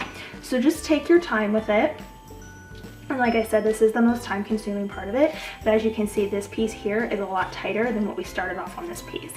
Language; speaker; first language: English; native; English